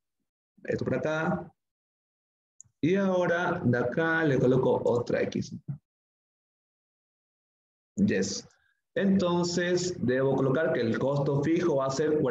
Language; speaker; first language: Spanish; native; Spanish